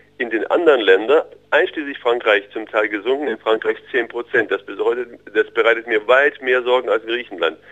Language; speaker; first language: German; early bilingual, other home language; Russian